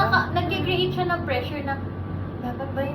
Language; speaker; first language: Filipino; native; Filipino